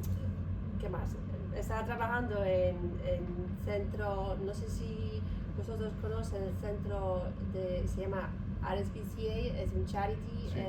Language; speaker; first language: Spanish; non-native, learner; Polish